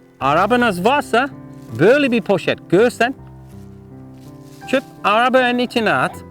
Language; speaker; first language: Turkish; non-native, learner; English